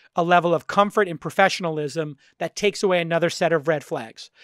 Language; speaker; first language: English; native; English